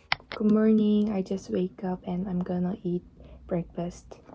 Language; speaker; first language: English; non-native, learner; Korean